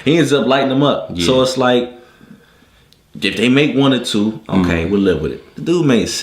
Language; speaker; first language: English; native; English